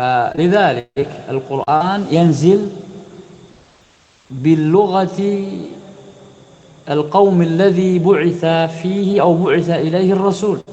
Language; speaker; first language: Arabic; non-native, fluent; Indonesian